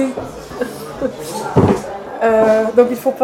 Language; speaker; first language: French; non-native, learner; Dutch